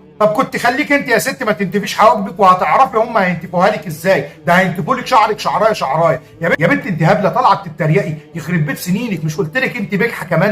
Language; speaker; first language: Arabic; native; Arabic